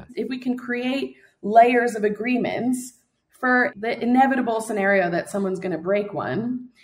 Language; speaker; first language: English; native; English